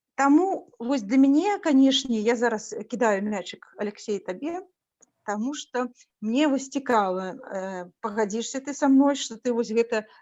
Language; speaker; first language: Belarusian; non-native, local second language; Russian